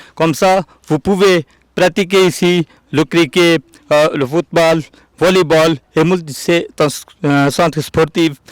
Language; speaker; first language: French; non-native, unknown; Urdu